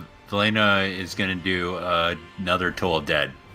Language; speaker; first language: English; native; English